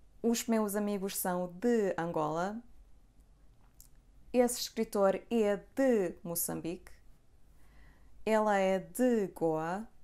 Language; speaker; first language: Portuguese; non-native, fluent; Serbian